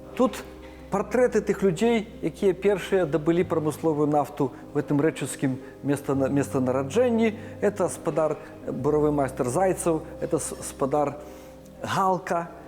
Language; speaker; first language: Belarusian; non-native, local second language; Russian